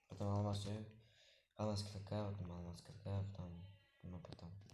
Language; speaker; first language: Russian; non-native, learner; Uzbek